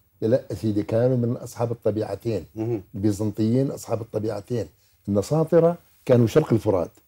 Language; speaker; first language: Arabic; native; Arabic